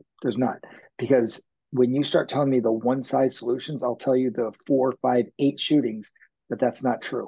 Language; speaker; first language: English; native; English